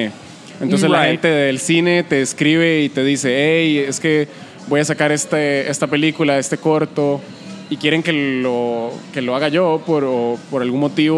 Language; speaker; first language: Spanish; native; Spanish